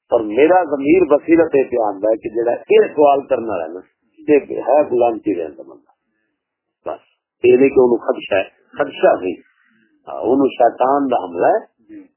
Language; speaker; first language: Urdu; non-native, local second language; Punjabi